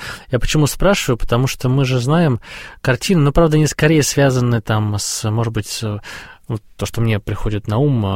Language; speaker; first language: Russian; native; Russian